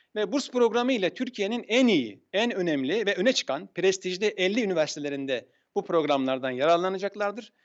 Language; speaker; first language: Turkish; native; Turkish